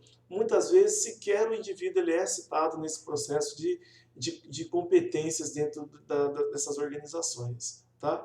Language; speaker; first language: Portuguese; native; Portuguese